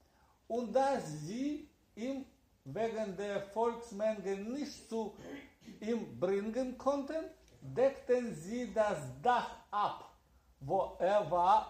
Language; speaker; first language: German; non-native, learner; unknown